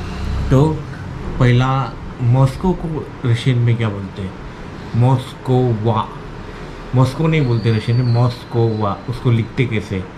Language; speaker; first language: Hindi; non-native, local second language; Marathi